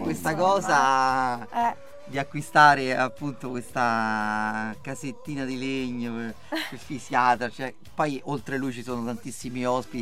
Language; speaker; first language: Italian; native; Italian